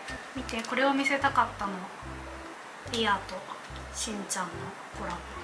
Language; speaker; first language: Korean; non-native, learner; Japanese